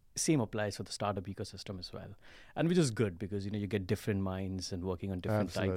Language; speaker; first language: English; non-native, local second language; Hindi